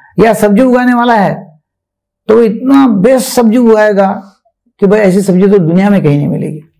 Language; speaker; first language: Hindi; non-native, local second language; Marathi